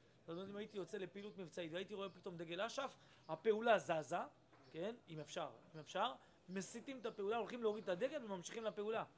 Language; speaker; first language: Hebrew; native; Hebrew